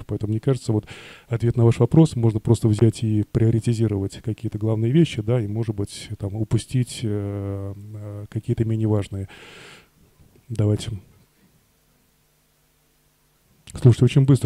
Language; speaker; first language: Russian; native; Russian